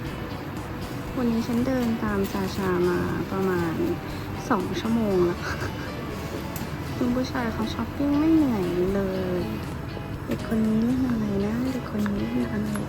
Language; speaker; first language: Thai; native; Thai